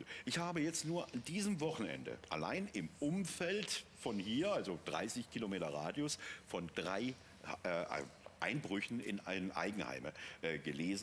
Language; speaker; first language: German; native; German